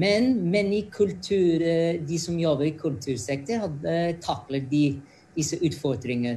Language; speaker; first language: Norwegian; non-native, fluent; English